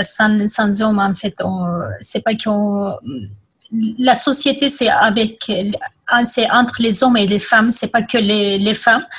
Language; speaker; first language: French; non-native, fluent; Kurdish